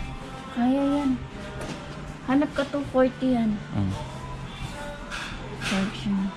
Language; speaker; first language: Filipino; native; Filipino